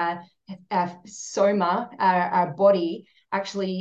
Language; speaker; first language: English; native; English